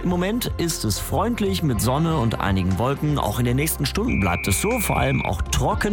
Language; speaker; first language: German; native; German